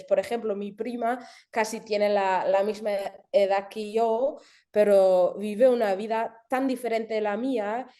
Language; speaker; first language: Spanish; early bilingual, heritage; German